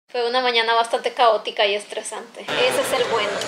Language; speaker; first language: Spanish; native; Spanish